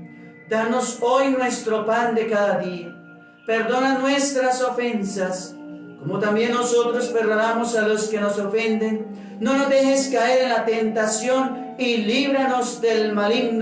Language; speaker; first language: Spanish; native; Spanish